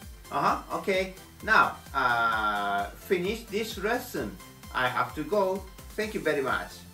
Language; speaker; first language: English; non-native, learner; Japanese